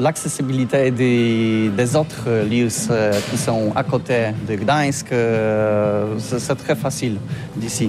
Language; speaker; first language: French; non-native, learner; Polish